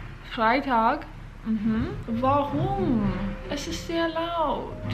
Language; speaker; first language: German; non-native, learner; English